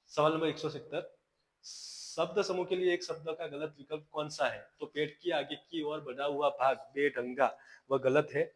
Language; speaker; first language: Hindi; non-native, local second language; Gujarati